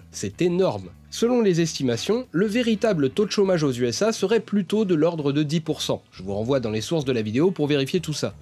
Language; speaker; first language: French; native; French